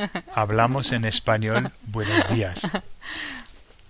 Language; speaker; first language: Spanish; non-native, fluent; English